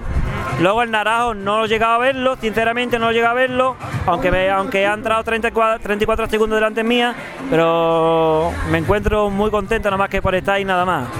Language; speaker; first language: Spanish; native; Spanish